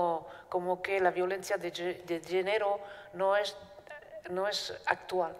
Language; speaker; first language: Spanish; non-native, fluent; Basque